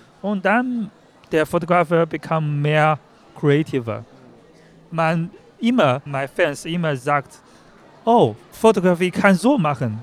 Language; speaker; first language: German; non-native, learner; Chinese